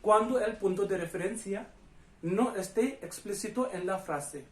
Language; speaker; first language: Spanish; non-native, fluent; Hindi